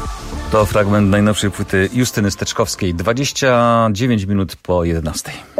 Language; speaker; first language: Polish; native; Polish